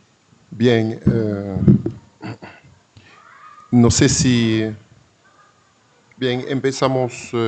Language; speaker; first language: Spanish; non-native, fluent; Haitian Creole